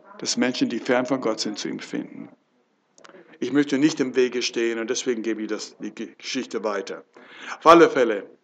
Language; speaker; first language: German; non-native, fluent; English